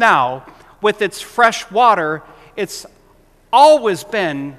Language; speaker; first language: English; native; English